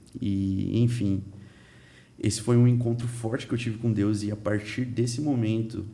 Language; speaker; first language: Portuguese; early bilingual, heritage; Portuguese